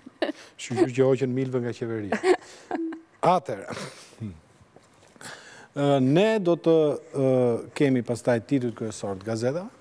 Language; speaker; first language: Albanian; native; Albanian